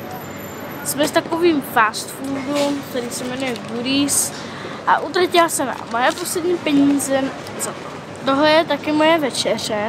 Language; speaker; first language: Czech; early bilingual, heritage; Czech